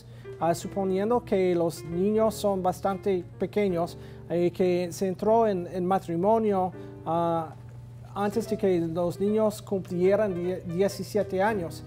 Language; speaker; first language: Spanish; non-native, fluent; English